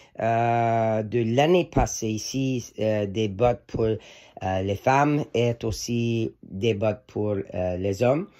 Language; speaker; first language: French; non-native, learner; English